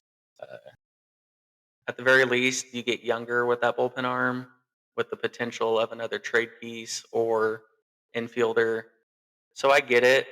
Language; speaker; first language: English; native; English